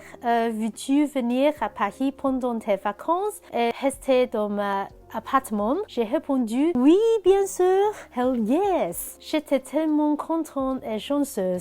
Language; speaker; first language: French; non-native, learner; Cantonese